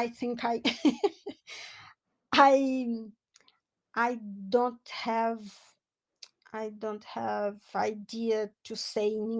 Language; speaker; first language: English; non-native, learner; Portuguese